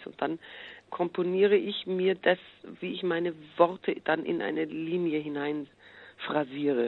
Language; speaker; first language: German; native; German